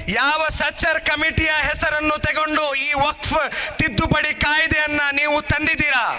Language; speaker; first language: Kannada; native; Kannada